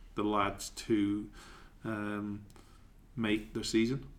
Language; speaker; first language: English; native; English